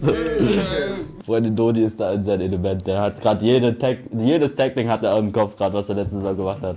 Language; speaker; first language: German; native; German